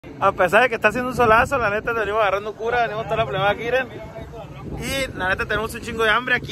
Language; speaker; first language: Spanish; native; Spanish